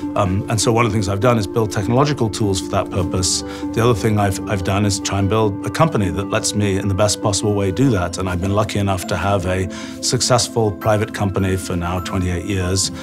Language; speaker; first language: English; native; English